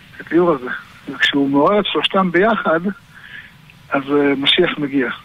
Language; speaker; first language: Hebrew; native; Hebrew